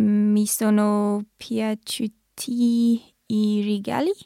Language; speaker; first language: Italian; non-native, learner; English